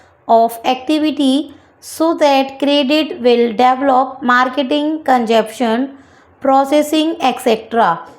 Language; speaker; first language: English; non-native, local second language; Hindi